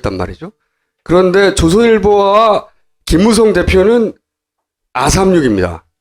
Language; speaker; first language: Korean; native; Korean